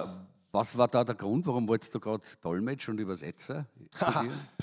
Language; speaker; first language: German; native; German